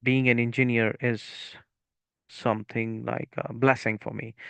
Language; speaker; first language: English; non-native, local second language; Punjabi